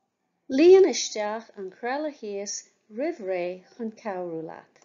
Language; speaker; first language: Irish; non-native, local second language; English